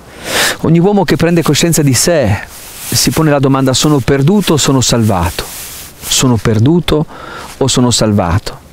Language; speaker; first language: Italian; native; Italian